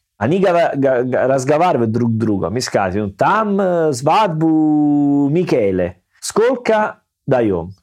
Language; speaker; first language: Russian; non-native, learner; Italian